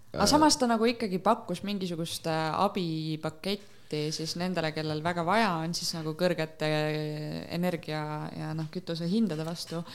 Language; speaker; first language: Estonian; native; Estonian